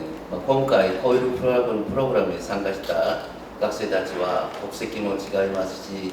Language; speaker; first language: Japanese; non-native, fluent; Korean